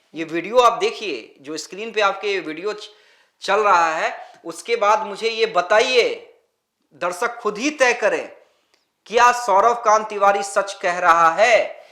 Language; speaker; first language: Hindi; native; Hindi